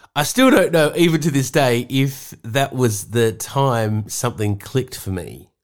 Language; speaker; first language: English; native; English